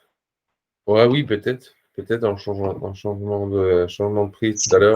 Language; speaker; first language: French; native; French